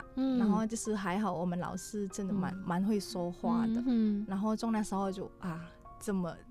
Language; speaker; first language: Chinese; non-native, fluent; Indonesian